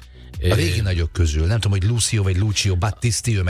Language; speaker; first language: Hungarian; native; Hungarian